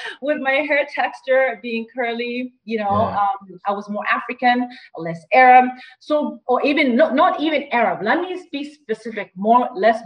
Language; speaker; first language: English; non-native, fluent; Arabic